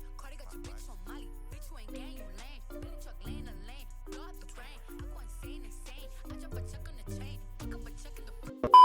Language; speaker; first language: English; native; English